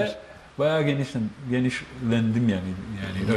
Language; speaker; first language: Turkish; non-native, fluent; Bosnian